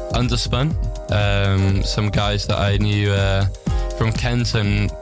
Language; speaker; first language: English; native; English